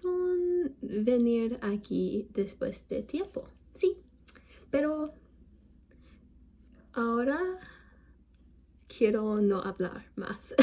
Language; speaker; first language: Spanish; non-native, learner; English